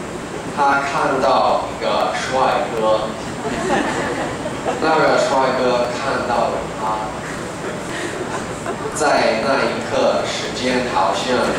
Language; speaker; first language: Chinese; non-native, fluent; English